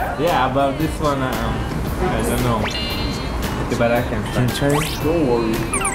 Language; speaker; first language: English; non-native, learner; Chinese